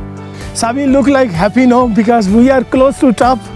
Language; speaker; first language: English; non-native, learner; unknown